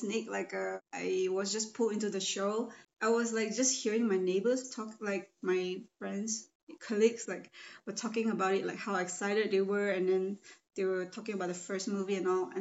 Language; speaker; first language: English; non-native, local second language; Chinese